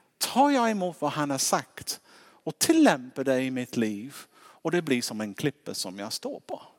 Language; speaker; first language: Swedish; non-native, fluent; English